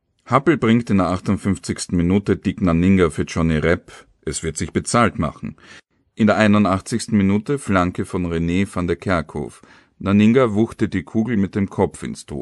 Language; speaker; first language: German; native; German